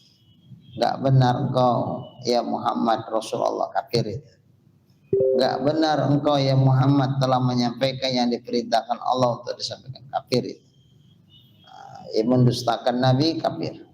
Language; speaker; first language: Indonesian; native; Indonesian